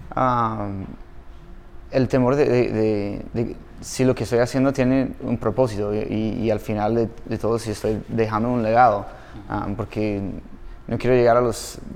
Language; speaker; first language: Spanish; non-native, fluent; English